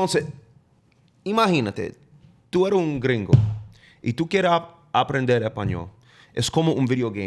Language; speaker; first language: Spanish; non-native, fluent; English